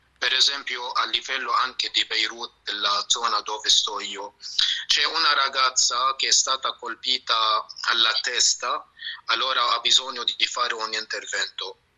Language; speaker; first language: Italian; non-native, fluent; Arabic